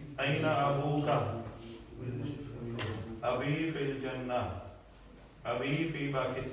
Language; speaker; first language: Arabic; non-native, fluent; Urdu